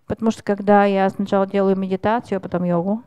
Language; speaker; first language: Russian; non-native, learner; Bulgarian